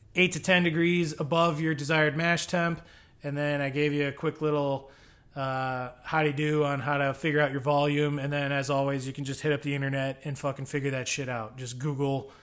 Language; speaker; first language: English; native; English